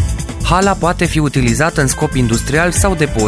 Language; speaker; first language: Romanian; native; Romanian